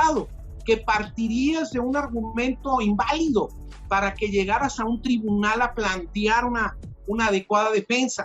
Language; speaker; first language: Spanish; native; Spanish